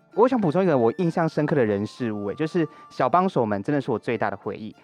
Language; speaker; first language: Chinese; native; Chinese